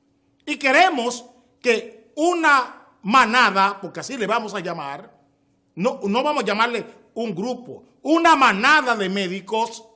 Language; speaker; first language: Spanish; native; Spanish